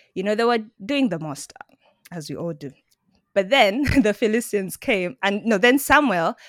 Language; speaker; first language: English; non-native, local second language; Ganda